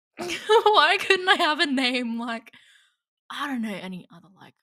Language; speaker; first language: English; non-native, local second language; Vietnamese